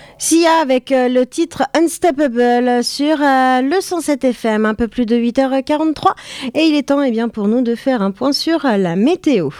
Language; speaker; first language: French; native; French